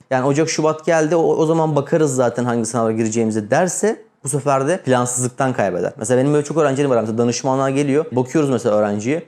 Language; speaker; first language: Turkish; native; Turkish